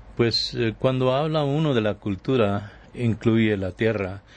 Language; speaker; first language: Spanish; early bilingual, heritage; Spanish